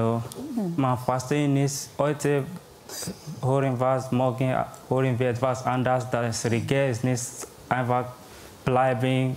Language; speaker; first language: German; non-native, learner; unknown